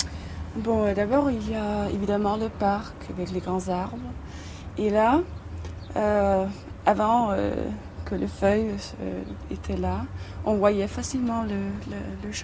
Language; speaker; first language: French; non-native, fluent; Danish